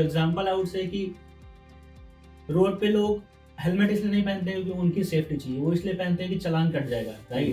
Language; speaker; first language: Hindi; native; Hindi